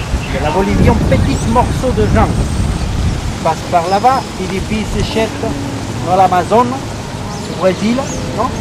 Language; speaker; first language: French; non-native, fluent; Spanish